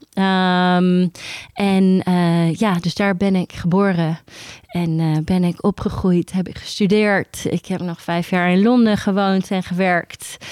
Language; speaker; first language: Dutch; early bilingual, heritage; Dutch